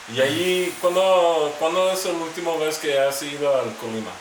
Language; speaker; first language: Spanish; early bilingual, heritage; Spanish